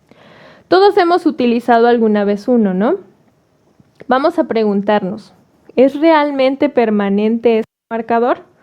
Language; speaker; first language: Spanish; native; Spanish